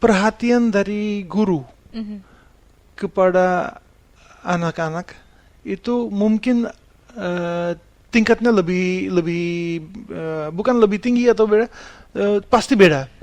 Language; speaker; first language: Indonesian; non-native, fluent; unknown